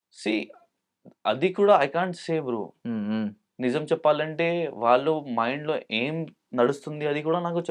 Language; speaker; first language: Telugu; non-native, local second language; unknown